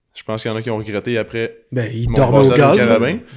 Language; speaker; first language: French; native; French